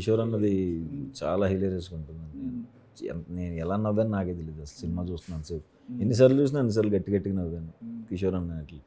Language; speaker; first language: Telugu; native; Telugu